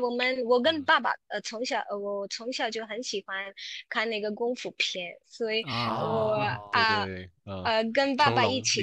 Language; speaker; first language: Chinese; non-native, local second language; Tamil